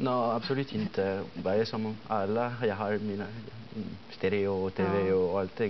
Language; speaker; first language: Swedish; non-native, fluent; French